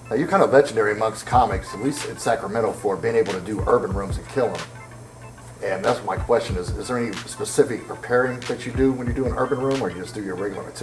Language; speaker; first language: English; native; English